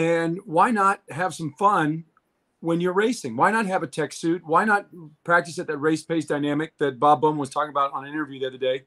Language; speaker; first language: English; native; English